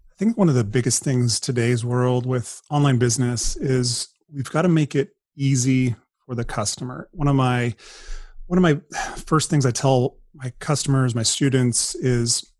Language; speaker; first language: English; native; English